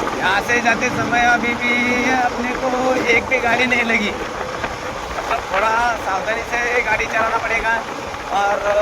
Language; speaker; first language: Hindi; non-native, local second language; Marathi